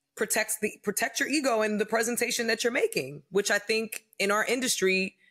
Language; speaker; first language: English; native; English